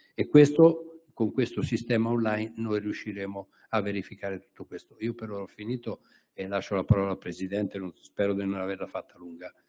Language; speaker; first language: Italian; native; Italian